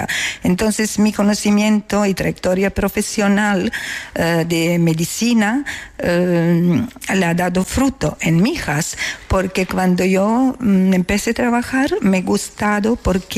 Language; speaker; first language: Spanish; non-native, learner; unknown